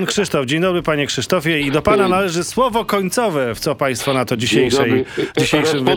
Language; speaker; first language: Polish; native; Polish